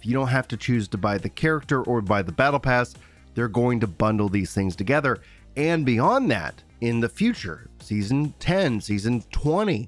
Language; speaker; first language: English; native; English